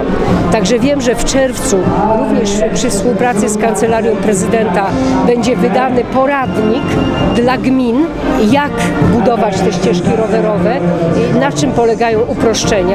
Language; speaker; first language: Polish; native; Polish